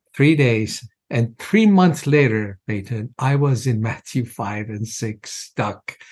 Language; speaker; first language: English; non-native, fluent; Persian